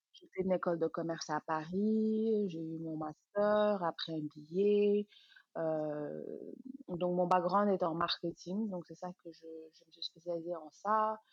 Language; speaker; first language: French; non-native, local second language; Serer